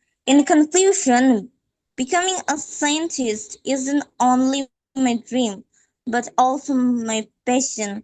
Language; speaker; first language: English; non-native, fluent; Bangla